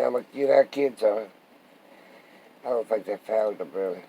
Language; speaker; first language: English; native; English